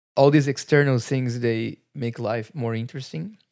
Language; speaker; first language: English; non-native, fluent; Portuguese